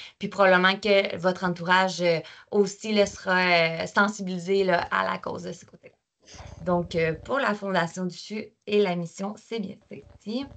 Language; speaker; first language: French; native; French